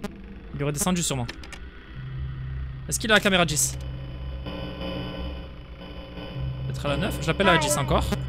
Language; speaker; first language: French; native; French